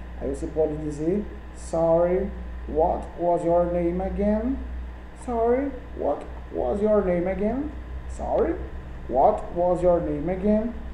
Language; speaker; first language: English; non-native, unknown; Portuguese